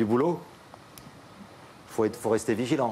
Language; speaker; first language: French; native; French